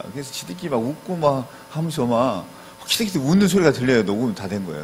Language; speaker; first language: Korean; native; Korean